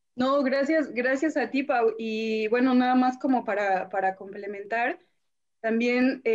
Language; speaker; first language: Spanish; native; Spanish